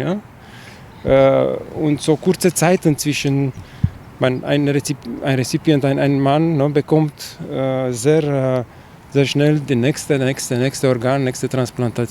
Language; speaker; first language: German; non-native, fluent; Chinese